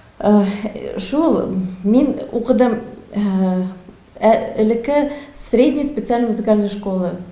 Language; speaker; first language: Tatar; native; Tatar